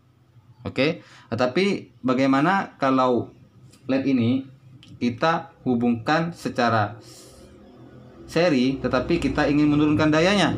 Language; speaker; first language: Indonesian; native; Indonesian